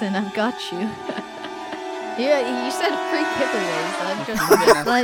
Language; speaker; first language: English; native; English